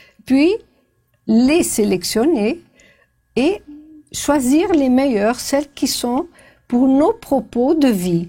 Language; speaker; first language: French; non-native, fluent; Portuguese